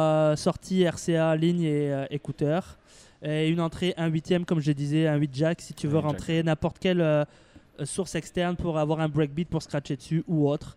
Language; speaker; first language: French; native; French